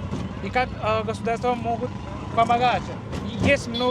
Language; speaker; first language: Russian; non-native, learner; Hindi